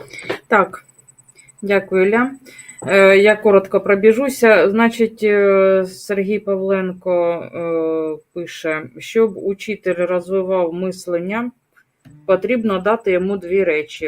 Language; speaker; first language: Ukrainian; native; Ukrainian